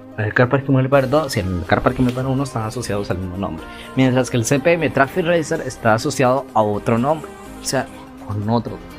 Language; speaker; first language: Spanish; native; Spanish